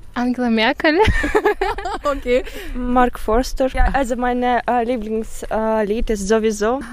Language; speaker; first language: German; non-native, fluent; Ukrainian